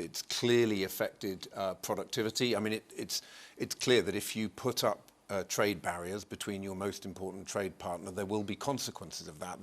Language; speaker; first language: English; native; English